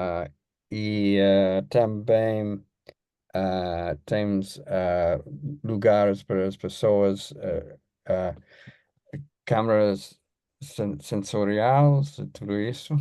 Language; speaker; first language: Portuguese; non-native, learner; English